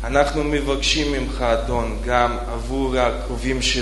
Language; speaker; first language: Hebrew; non-native, fluent; Russian